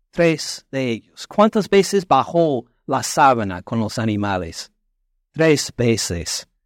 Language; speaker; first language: Spanish; non-native, fluent; English